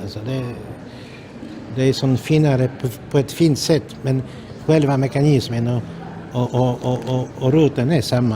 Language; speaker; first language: Swedish; non-native, fluent; Polish